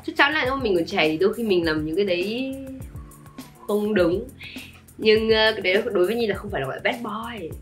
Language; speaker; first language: Vietnamese; early bilingual, heritage; Vietnamese